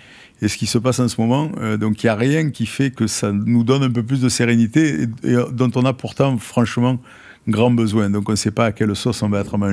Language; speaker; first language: French; native; French